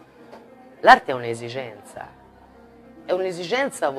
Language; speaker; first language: Italian; native; Italian